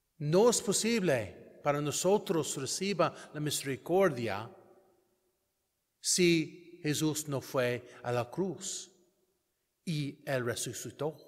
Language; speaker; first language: Spanish; non-native, learner; English